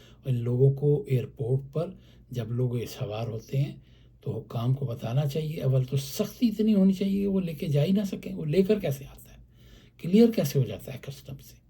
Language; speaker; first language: Urdu; native; Urdu